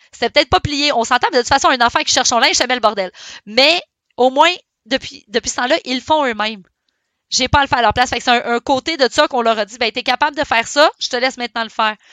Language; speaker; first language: French; native; French